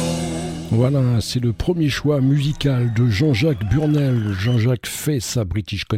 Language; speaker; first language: French; native; French